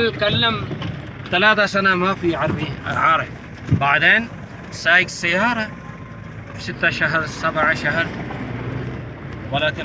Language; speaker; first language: Arabic; non-native, learner; Urdu